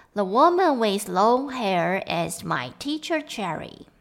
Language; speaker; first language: English; non-native, fluent; Chinese